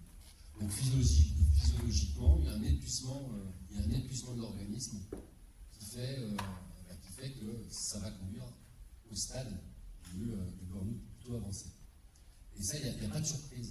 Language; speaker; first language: French; native; French